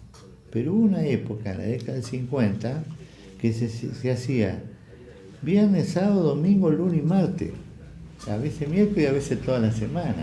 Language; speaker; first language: Spanish; native; Spanish